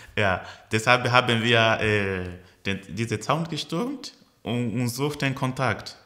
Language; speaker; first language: German; early bilingual, other home language; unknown